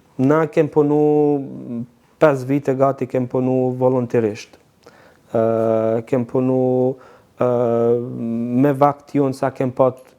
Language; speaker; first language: Albanian; non-native, local second language; Romany